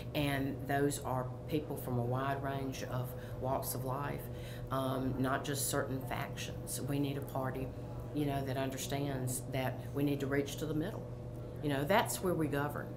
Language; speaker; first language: English; native; English